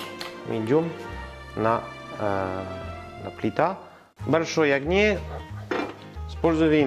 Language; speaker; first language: Russian; non-native, learner; French